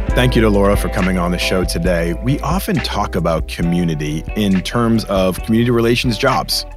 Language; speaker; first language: English; non-native, fluent; Spanish